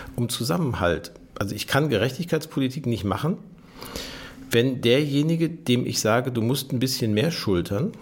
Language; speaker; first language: German; native; German